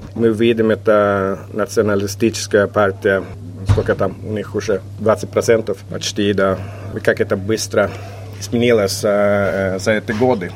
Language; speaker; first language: Russian; non-native, fluent; Swedish